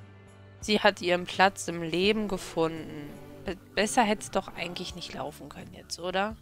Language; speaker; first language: German; native; German